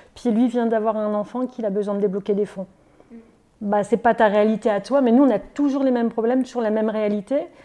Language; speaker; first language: French; native; French